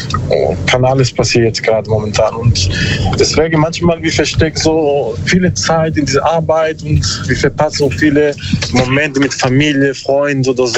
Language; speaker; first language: German; non-native, learner; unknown